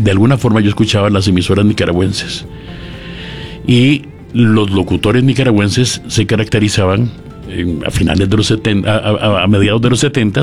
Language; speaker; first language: Spanish; native; Spanish